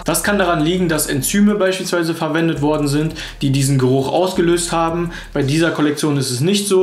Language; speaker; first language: German; native; German